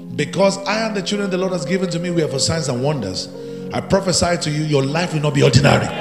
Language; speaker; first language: English; non-native, local second language; Yoruba